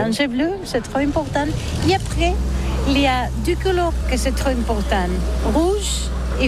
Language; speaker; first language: French; non-native, learner; Catalan